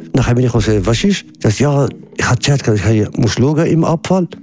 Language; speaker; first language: German; non-native, learner; Arabic